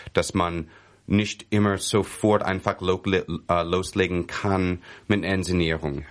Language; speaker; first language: German; non-native, fluent; English